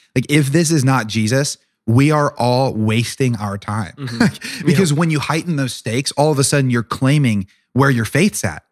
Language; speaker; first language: English; native; English